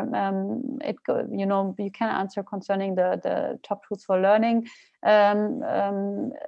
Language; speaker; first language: English; non-native, fluent; German